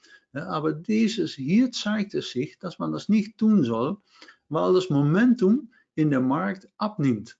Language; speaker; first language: German; non-native, learner; Dutch